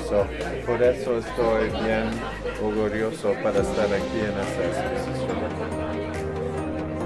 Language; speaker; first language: Spanish; non-native, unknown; English